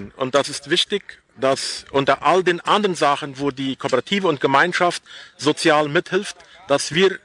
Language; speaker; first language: German; non-native, local second language; Plautdietsch